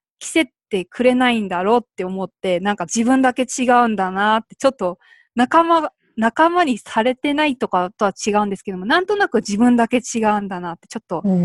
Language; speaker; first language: Japanese; early bilingual, other home language; Korean